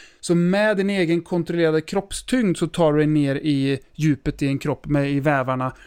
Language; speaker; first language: Swedish; native; Swedish